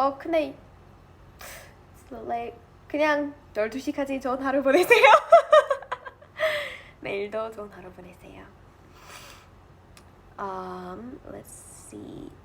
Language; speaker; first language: Korean; non-native, learner; English